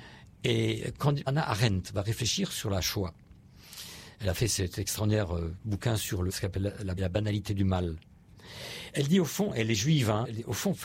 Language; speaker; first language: French; native; French